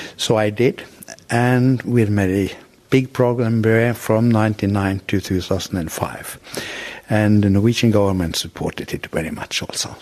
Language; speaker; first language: English; non-native, fluent; Norwegian